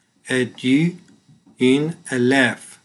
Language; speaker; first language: French; non-native, learner; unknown